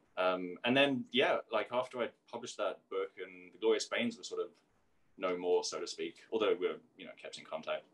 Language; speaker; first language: English; native; English